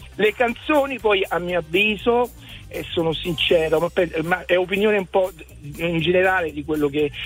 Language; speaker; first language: Italian; native; Italian